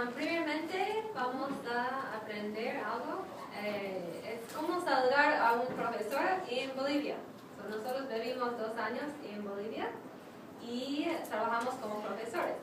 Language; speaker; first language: Spanish; non-native, fluent; English